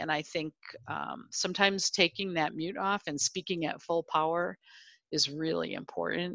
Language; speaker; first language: English; native; English